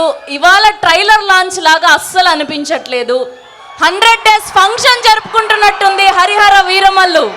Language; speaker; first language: Telugu; native; Telugu